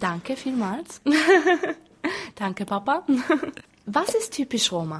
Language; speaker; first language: German; early bilingual, other home language; Romany